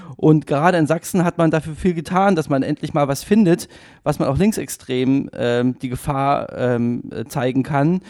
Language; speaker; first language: German; native; German